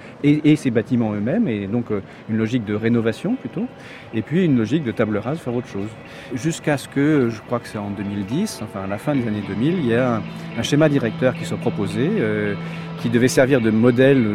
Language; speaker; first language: French; native; French